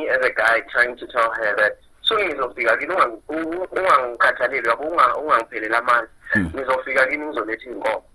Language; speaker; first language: English; non-native, local second language; Zulu